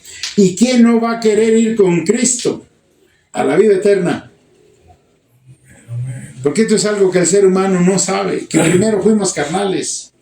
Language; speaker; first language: Spanish; native; Spanish